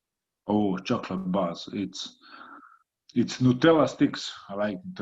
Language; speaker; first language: English; non-native, fluent; Croatian